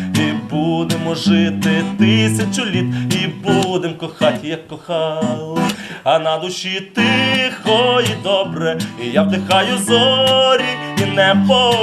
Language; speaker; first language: Ukrainian; native; Ukrainian